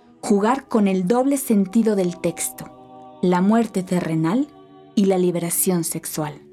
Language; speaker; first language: Spanish; native; Spanish